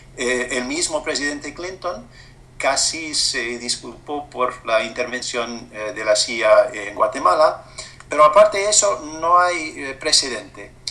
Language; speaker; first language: Spanish; non-native, fluent; English